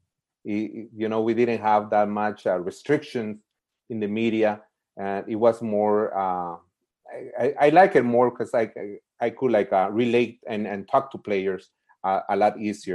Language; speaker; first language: English; native; English